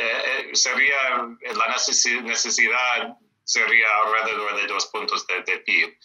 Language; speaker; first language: Spanish; non-native, fluent; English